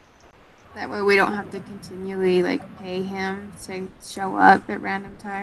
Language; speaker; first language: English; native; English